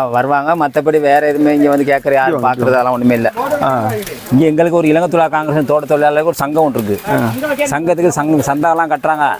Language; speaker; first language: Tamil; native; Tamil